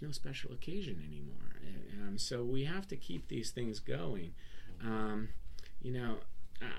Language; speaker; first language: English; early bilingual, other home language; Serbian